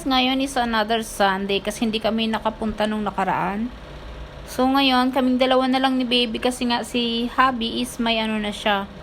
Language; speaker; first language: Filipino; native; Filipino